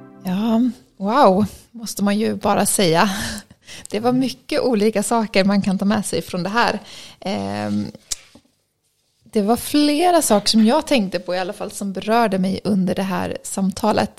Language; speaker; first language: Swedish; native; Swedish